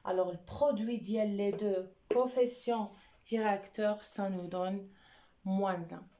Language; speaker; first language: French; non-native, local second language; Arabic